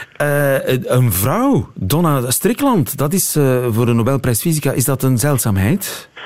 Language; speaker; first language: Dutch; native; Dutch